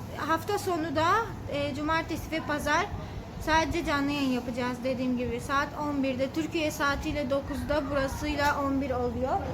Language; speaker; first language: Turkish; native; Turkish